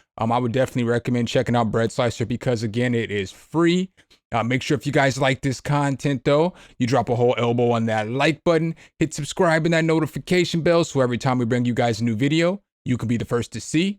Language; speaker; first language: English; native; English